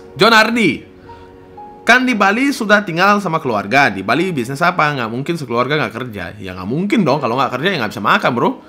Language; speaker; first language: Indonesian; non-native, fluent; Russian